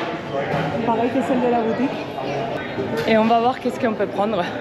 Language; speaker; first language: French; non-native, fluent; Spanish